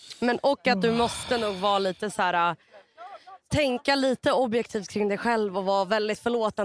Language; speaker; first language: Swedish; native; Swedish